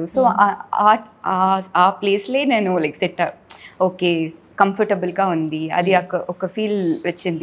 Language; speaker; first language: Telugu; non-native, learner; Tamil